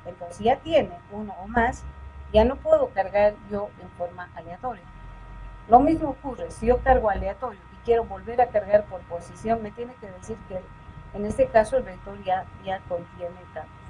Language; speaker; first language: Spanish; native; Spanish